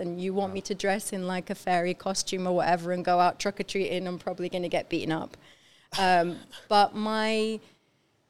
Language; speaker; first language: English; native; English